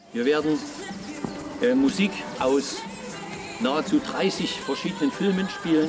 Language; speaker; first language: German; native; German